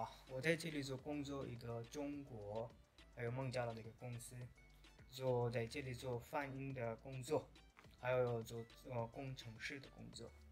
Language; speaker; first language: Chinese; non-native, fluent; Bangla